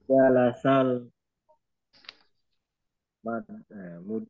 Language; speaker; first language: Arabic; non-native, learner; Indonesian